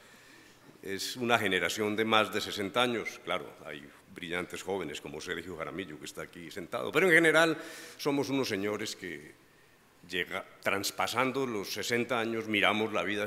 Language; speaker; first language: Spanish; native; Spanish